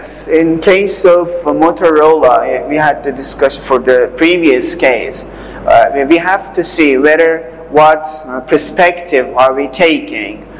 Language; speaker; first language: English; non-native, fluent; Persian